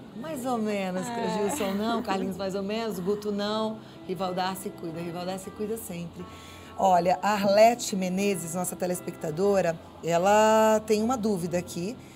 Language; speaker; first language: Portuguese; native; Portuguese